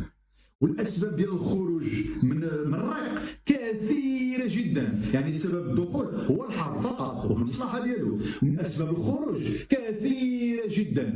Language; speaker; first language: Arabic; native; Arabic